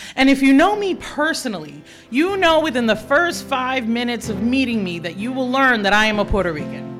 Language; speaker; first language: English; early bilingual, other home language; Spanish